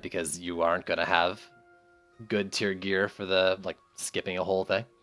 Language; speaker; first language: English; native; English